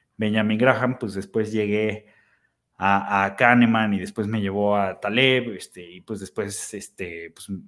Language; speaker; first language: Spanish; native; Spanish